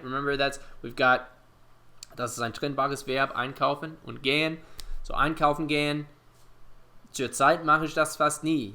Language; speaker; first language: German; non-native, fluent; English